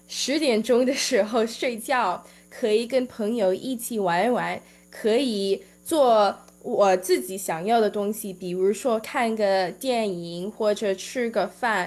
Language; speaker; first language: Chinese; early bilingual, heritage; Chinese